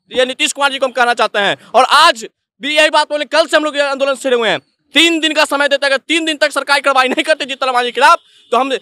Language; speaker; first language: Hindi; native; Hindi